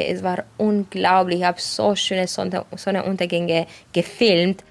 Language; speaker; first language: German; non-native, fluent; Romanian